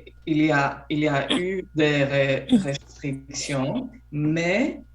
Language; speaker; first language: French; non-native, fluent; Polish